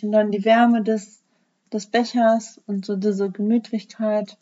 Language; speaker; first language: German; native; German